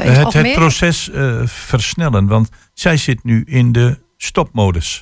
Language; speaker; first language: Dutch; native; Dutch